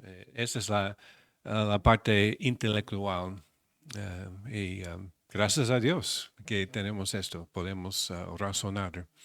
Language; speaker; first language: Spanish; non-native, fluent; English